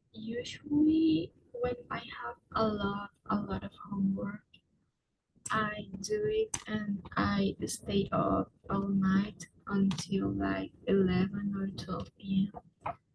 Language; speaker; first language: English; non-native, fluent; Spanish